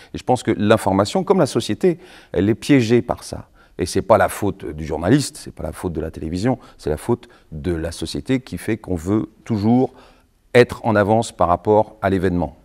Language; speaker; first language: French; native; French